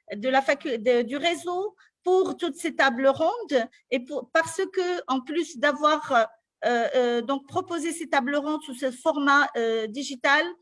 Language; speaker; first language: French; non-native, local second language; Arabic